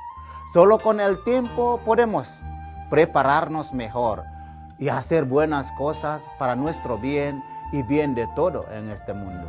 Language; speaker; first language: Spanish; non-native, fluent; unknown